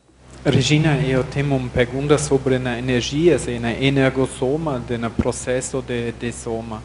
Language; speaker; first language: Portuguese; non-native, learner; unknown